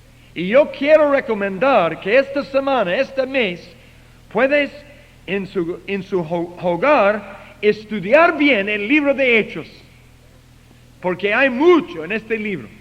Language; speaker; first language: Spanish; non-native, fluent; English